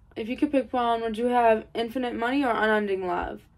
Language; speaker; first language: English; native; English